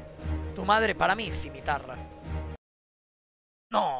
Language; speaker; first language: Spanish; native; Spanish